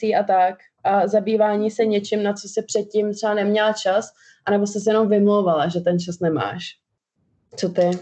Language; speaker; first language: Czech; non-native, local second language; Albanian